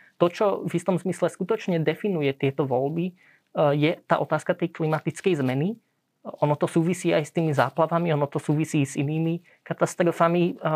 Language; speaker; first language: Slovak; early bilingual, heritage; Slovak